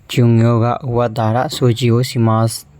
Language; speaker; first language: Japanese; non-native, learner; Burmese